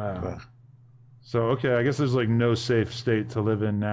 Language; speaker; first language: English; native; English